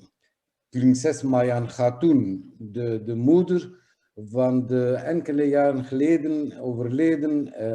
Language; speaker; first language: Dutch; non-native, fluent; Kurdish